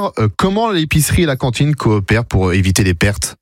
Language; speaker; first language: French; native; French